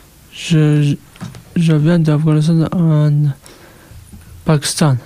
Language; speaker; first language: French; non-native, learner; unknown